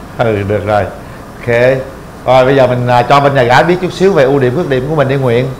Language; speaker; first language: Vietnamese; native; Vietnamese